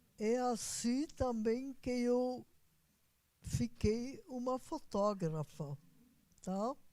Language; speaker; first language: Portuguese; non-native, fluent; Hungarian